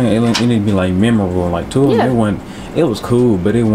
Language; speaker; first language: English; native; English